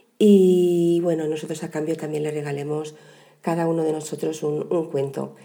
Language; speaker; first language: Spanish; native; Spanish